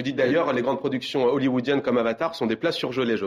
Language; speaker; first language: French; native; French